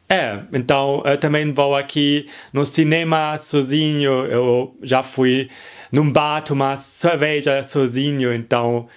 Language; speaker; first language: Portuguese; non-native, fluent; German